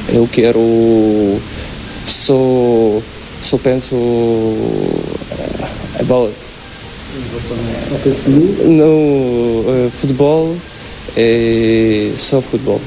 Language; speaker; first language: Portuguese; non-native, learner; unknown